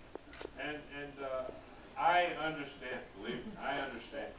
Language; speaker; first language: English; native; English